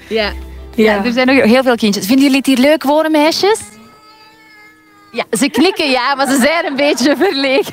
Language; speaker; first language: Dutch; native; Dutch